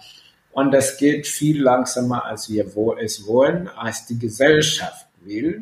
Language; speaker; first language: German; non-native, fluent; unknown